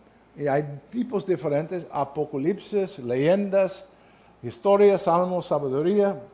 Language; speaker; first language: Spanish; non-native, learner; English